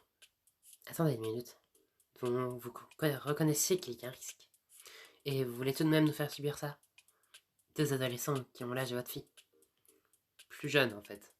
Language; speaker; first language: French; native; French